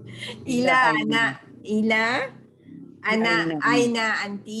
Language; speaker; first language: Arabic; non-native, learner; Malay